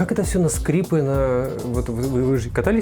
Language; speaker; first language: Russian; native; Russian